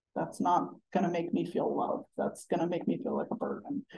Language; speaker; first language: English; native; English